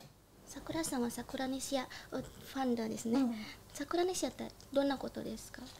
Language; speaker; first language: Japanese; non-native, learner; Indonesian